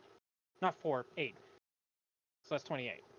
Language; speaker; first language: English; native; English